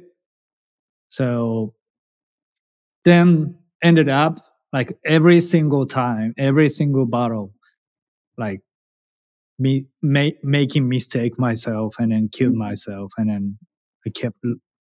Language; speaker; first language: English; non-native, learner; Japanese